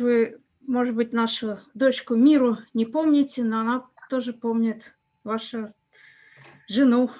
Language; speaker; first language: Russian; native; Russian